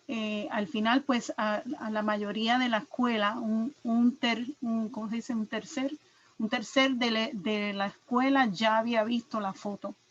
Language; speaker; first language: Spanish; early bilingual, heritage; English